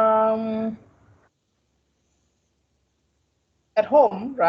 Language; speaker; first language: English; non-native, learner; Vietnamese